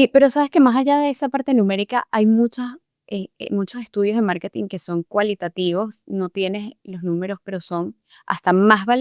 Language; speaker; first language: Spanish; native; Spanish